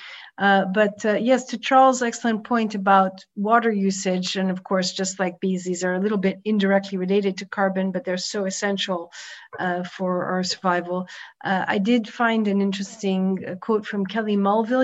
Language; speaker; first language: English; native; English